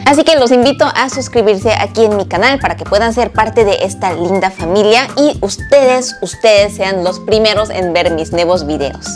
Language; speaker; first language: Spanish; non-native, fluent; Korean